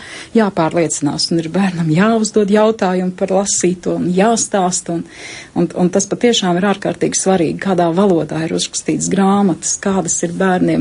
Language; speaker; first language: Latvian; native; Latvian